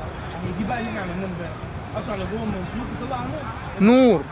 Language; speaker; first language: Arabic; native; Arabic